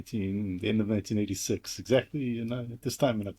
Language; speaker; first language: English; native; English